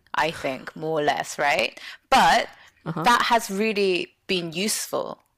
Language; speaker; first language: English; native; English